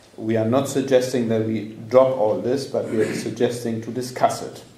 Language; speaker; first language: English; non-native, fluent; German